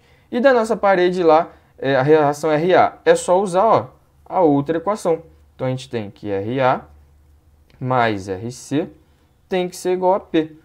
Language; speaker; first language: Portuguese; native; Portuguese